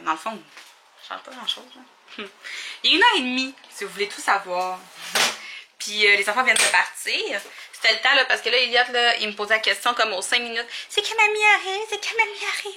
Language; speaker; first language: French; native; French